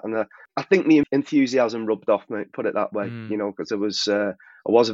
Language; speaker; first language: English; native; English